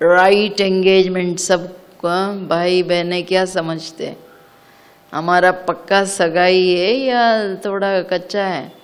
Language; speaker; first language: Hindi; non-native, local second language; Kannada